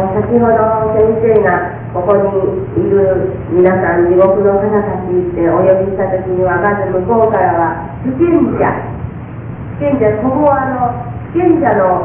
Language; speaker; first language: Japanese; native; Japanese